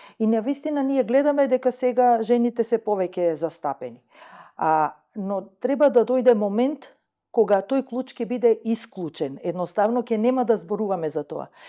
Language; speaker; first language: Macedonian; native; Macedonian